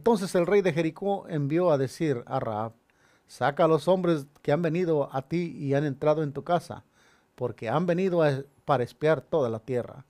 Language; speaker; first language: Spanish; native; Spanish